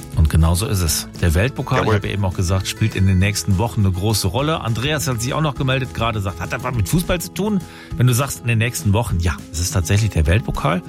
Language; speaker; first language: German; native; German